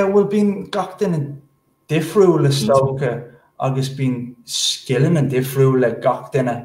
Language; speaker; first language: Irish; non-native, local second language; English